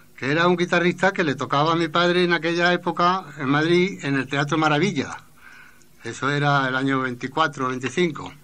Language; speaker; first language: Spanish; native; Spanish